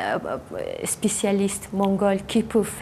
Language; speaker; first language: French; non-native, learner; Mongolian